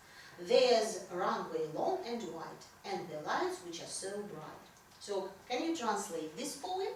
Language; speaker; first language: English; non-native, fluent; Russian